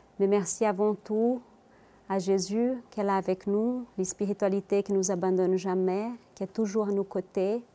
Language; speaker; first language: French; non-native, fluent; Portuguese